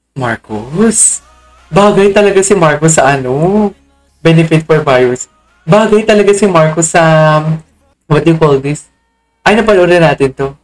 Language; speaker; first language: Filipino; native; Filipino